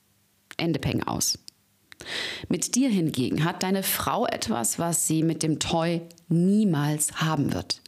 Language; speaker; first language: German; native; German